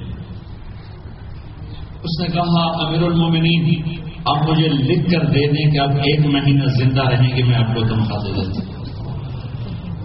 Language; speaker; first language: Urdu; non-native, local second language; Punjabi